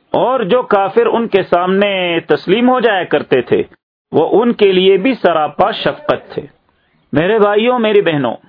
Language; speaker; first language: Urdu; native; Urdu